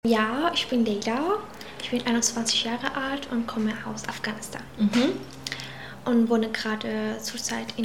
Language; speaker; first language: German; non-native, local second language; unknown